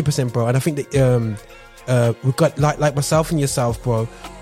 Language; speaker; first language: English; native; English